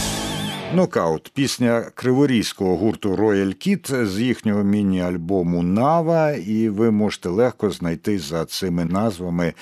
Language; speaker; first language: Ukrainian; native; Ukrainian